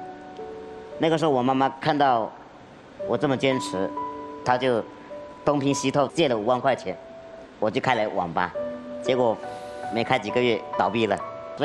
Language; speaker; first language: Chinese; native; Chinese